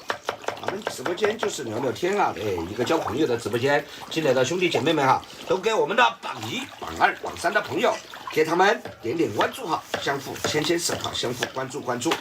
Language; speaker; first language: Chinese; native; Chinese